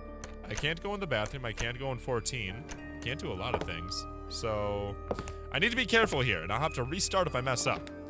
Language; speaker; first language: English; native; English